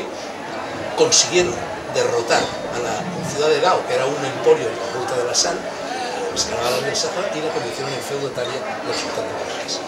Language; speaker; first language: Spanish; native; Spanish